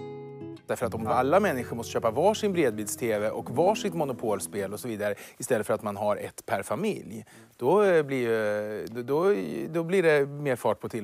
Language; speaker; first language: Swedish; native; Swedish